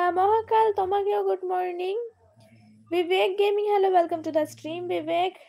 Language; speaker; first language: Hindi; non-native, local second language; Bangla